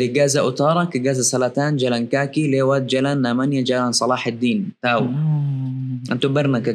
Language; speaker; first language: Indonesian; non-native, learner; Arabic